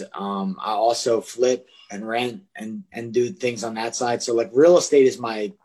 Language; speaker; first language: English; native; English